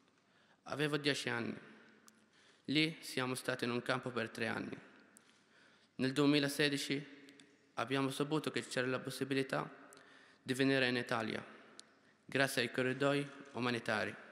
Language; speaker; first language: Italian; non-native, fluent; Arabic